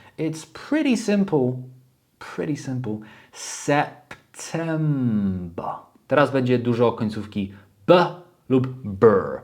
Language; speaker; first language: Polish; early bilingual, heritage; Polish